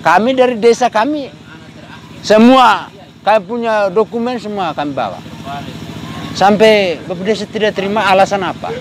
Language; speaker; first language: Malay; non-native, local second language; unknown